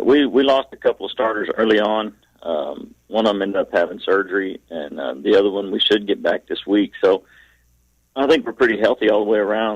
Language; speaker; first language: English; native; English